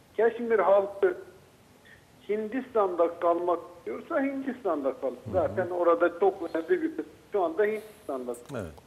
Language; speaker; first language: Turkish; native; Turkish